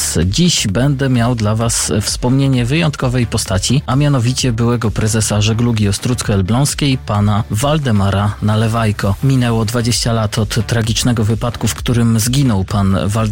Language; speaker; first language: Polish; native; Polish